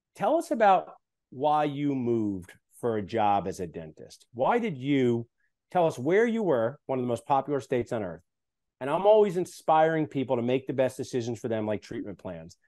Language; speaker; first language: English; native; English